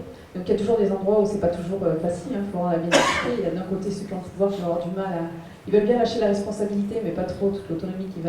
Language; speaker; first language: French; native; French